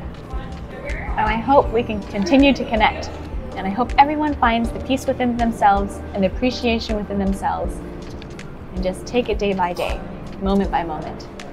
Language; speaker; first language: English; early bilingual, other home language; Chinese